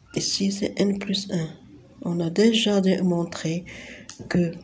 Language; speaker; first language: French; non-native, local second language; Arabic